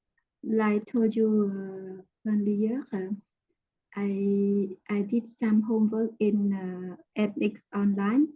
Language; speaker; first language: English; non-native, learner; Khmer